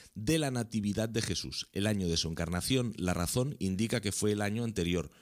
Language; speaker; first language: Spanish; non-native, local second language; Catalan